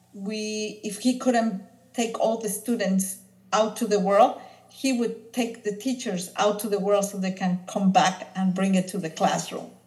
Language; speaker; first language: English; non-native, fluent; Spanish